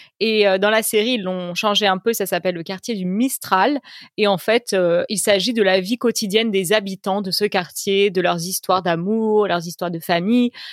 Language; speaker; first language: French; native; French